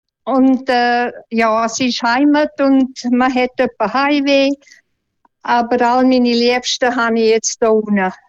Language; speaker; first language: German; non-native, local second language; Romansh